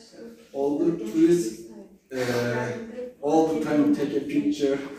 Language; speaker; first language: English; non-native, learner; Turkish